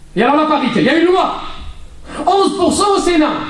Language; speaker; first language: French; non-native, local second language; Arabic